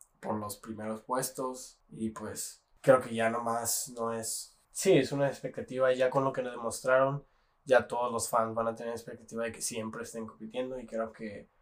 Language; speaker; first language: Spanish; native; Spanish